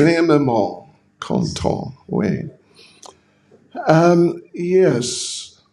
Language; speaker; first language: French; non-native, learner; English